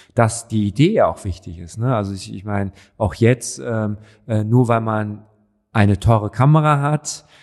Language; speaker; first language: German; native; German